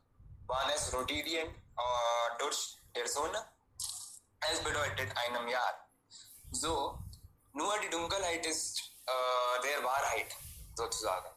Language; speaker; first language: German; non-native, learner; Hindi